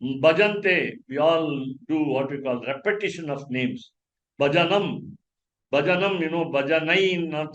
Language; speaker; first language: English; non-native, local second language; Tamil